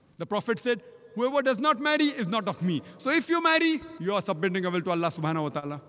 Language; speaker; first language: English; non-native, local second language; Konkani